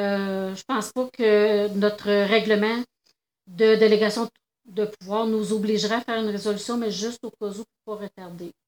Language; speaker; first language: French; native; French